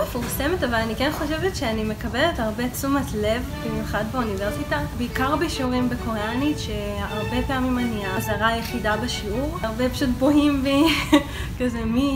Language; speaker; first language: Hebrew; native; Hebrew